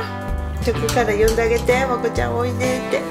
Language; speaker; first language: Japanese; native; Japanese